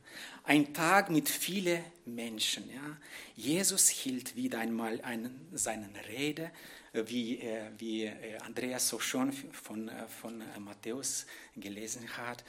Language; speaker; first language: German; non-native, fluent; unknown